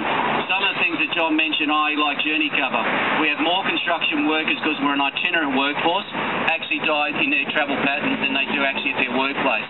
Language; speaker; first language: English; native; English